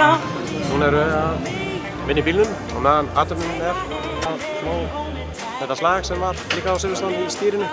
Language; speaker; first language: Icelandic; native; Icelandic